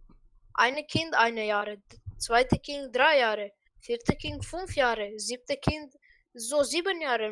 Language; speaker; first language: German; non-native, learner; Croatian